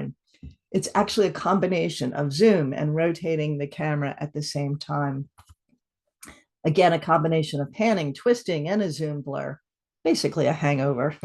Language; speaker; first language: English; native; English